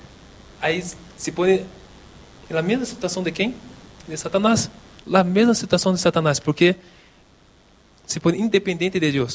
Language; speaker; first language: Spanish; non-native, local second language; Portuguese